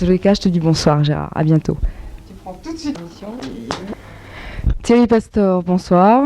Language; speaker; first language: French; native; French